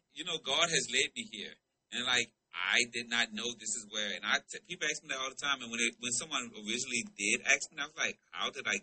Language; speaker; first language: English; native; English